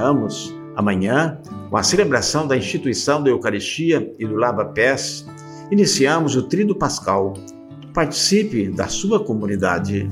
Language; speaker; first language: Portuguese; native; Portuguese